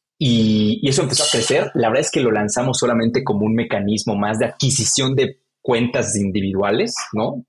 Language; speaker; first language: Spanish; native; Spanish